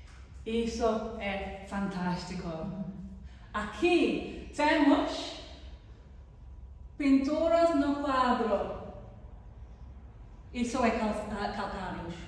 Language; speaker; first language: Portuguese; non-native, learner; English